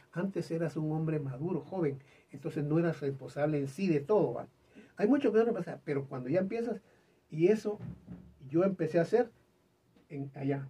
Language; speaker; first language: Spanish; native; Spanish